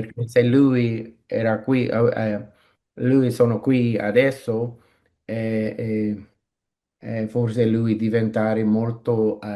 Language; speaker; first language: Italian; non-native, learner; English